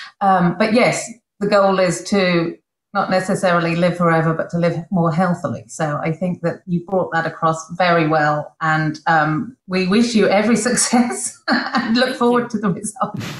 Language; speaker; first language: English; native; English